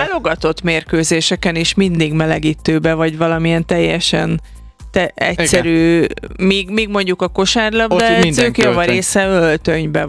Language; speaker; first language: Hungarian; native; Hungarian